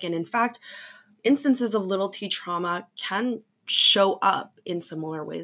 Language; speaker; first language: English; native; English